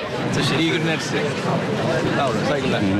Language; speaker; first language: Turkish; non-native, fluent; Korean